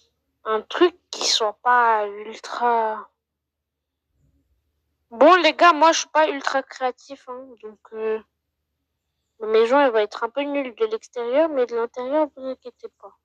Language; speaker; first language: French; native; French